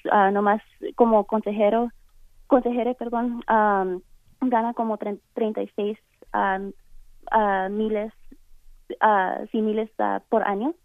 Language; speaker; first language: Spanish; early bilingual, heritage; Spanish